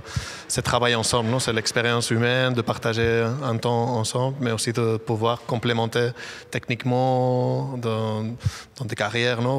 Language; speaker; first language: French; non-native, fluent; Spanish